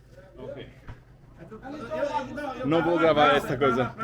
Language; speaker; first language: Portuguese; non-native, learner; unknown